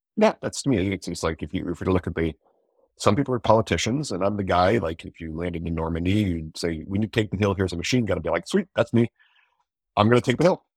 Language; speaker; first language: English; native; English